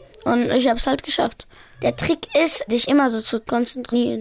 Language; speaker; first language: German; early bilingual, other home language; Pashto